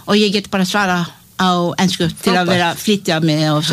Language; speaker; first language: Icelandic; non-native, learner; Malay